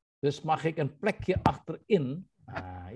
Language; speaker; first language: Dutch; non-native, learner; Indonesian